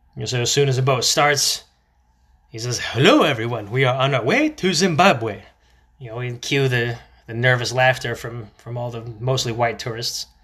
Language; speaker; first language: English; native; English